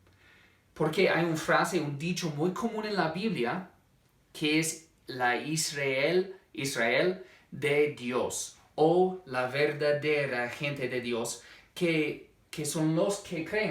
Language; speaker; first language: Spanish; non-native, fluent; English